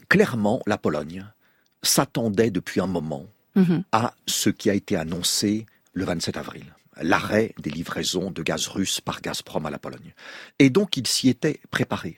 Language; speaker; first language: French; native; French